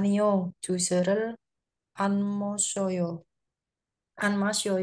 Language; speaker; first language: Korean; non-native, learner; Indonesian